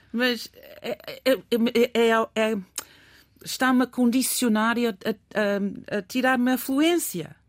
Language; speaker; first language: Portuguese; non-native, fluent; English